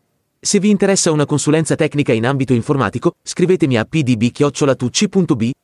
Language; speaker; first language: Italian; native; Italian